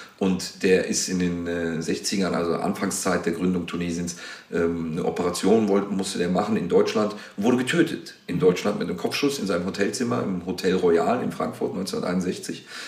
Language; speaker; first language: German; native; German